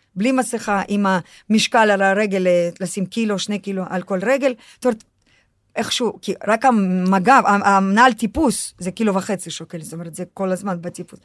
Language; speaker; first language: Hebrew; non-native, fluent; Russian